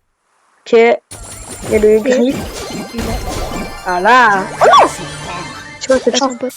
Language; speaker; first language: French; native; French